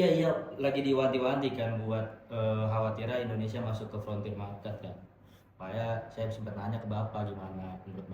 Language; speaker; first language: Indonesian; native; Indonesian